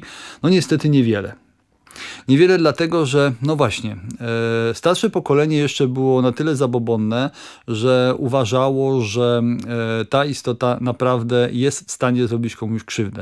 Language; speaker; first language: Polish; native; Polish